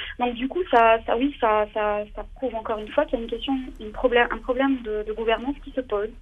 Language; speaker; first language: French; non-native, local second language; Arabic